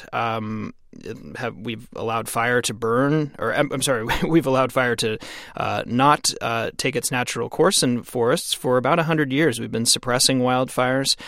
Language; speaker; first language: English; native; English